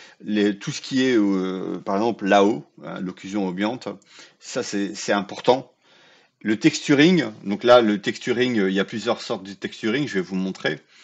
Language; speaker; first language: French; native; French